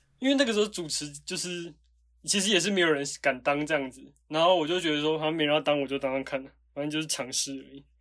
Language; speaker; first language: Chinese; native; Chinese